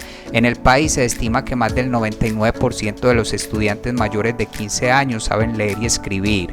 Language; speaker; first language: Spanish; native; Spanish